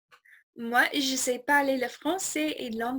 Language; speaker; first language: French; non-native, fluent; English